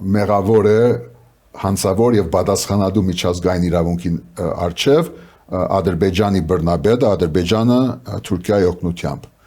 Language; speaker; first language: Armenian; early bilingual, heritage; Armenian